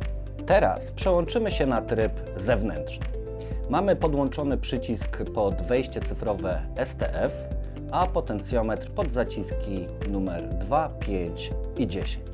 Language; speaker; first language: Polish; native; Polish